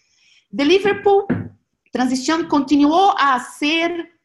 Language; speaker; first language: Spanish; non-native, learner; Portuguese